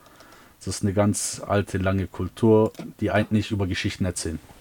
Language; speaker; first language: German; early bilingual, other home language; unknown